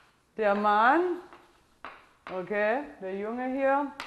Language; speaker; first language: German; non-native, fluent; English